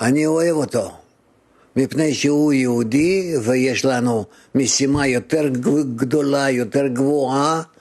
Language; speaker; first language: Hebrew; non-native, fluent; Russian